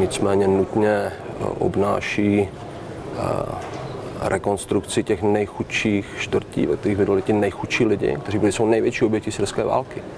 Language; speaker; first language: Czech; native; Czech